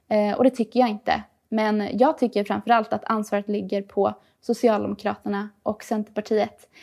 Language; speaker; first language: Swedish; early bilingual, other home language; Persian